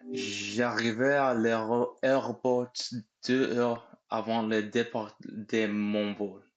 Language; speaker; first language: French; non-native, learner; English